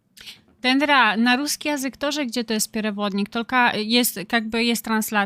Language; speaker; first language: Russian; non-native, learner; Polish